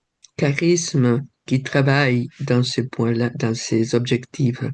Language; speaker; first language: French; non-native, fluent; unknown